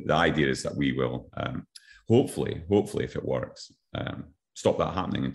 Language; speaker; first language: English; native; English